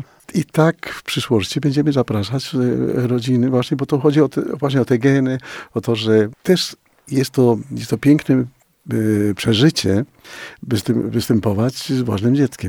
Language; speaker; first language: Polish; non-native, fluent; Spanish